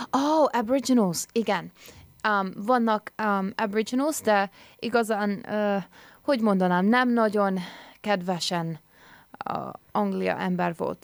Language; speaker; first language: Hungarian; non-native, learner; English